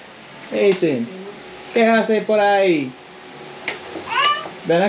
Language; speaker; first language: Spanish; non-native, learner; English